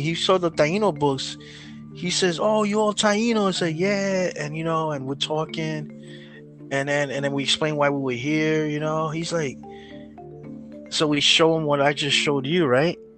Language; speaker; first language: English; early bilingual, other home language; Spanish